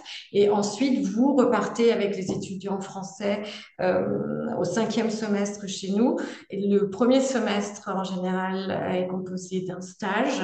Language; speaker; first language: French; non-native, fluent; German